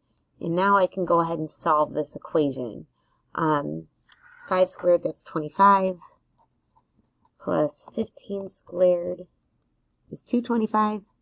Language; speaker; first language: English; native; English